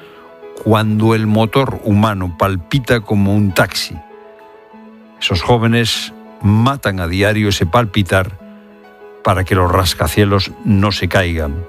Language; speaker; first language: Spanish; native; Spanish